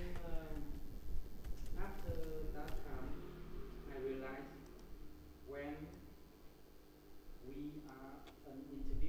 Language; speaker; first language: English; non-native, learner; Vietnamese